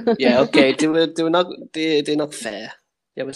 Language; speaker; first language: Danish; non-native, fluent; English